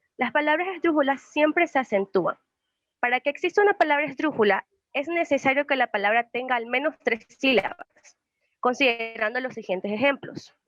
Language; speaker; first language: Spanish; native; Spanish